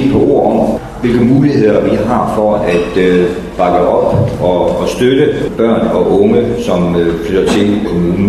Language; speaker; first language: Danish; native; Danish